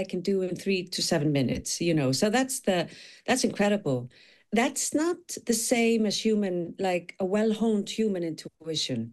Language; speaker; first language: English; non-native, fluent; Icelandic